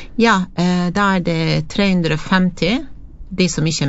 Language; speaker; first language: Norwegian; non-native, fluent; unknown